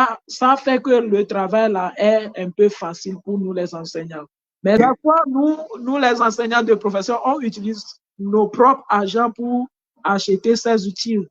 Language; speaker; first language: French; non-native, fluent; Ewe